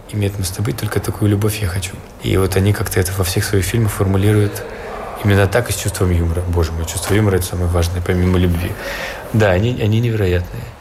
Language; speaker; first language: Russian; native; Russian